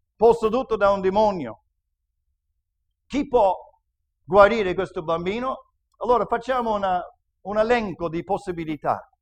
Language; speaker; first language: Italian; non-native, fluent; English